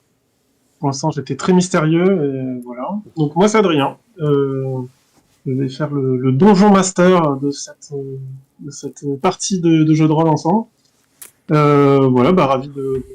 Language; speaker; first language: French; native; French